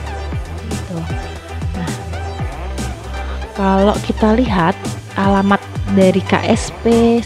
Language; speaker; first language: Indonesian; native; Indonesian